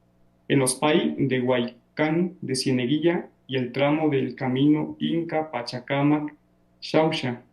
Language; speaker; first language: Spanish; native; Spanish